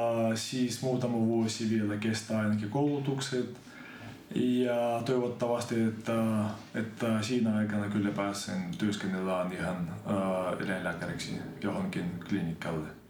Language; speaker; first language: Finnish; non-native, fluent; Ukrainian